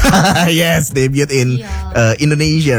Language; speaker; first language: English; non-native, fluent; Indonesian